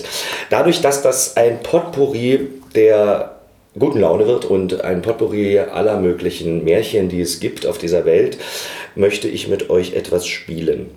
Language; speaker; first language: German; native; German